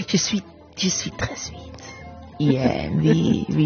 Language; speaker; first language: French; non-native, learner; English